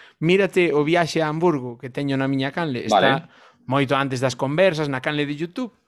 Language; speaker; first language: Galician; non-native, local second language; Spanish